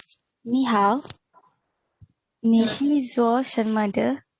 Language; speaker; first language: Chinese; non-native, learner; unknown